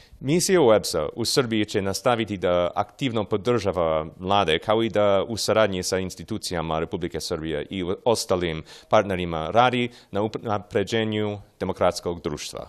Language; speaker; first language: Serbian; non-native, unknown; English